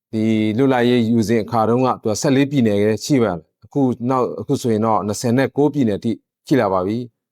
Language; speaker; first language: Burmese; non-native, local second language; Shan